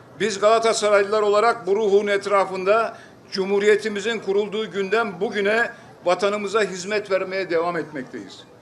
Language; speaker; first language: Turkish; native; Turkish